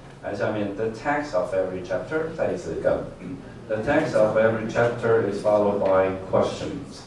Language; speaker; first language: English; non-native, fluent; Chinese